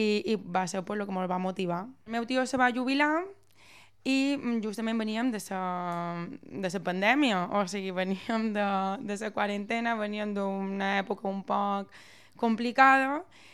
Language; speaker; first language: Catalan; native; Catalan